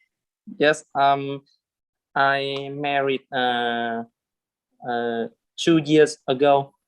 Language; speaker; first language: English; non-native, learner; Vietnamese